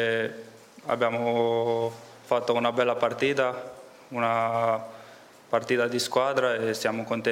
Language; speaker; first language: Italian; non-native, fluent; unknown